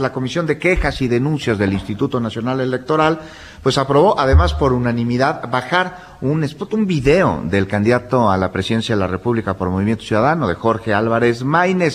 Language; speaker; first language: Spanish; native; Spanish